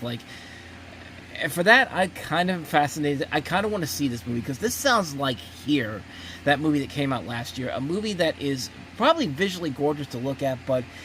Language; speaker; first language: English; native; English